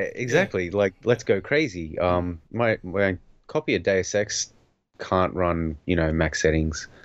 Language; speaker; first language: English; native; English